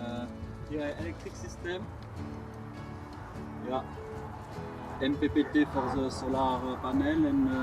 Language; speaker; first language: English; non-native, learner; French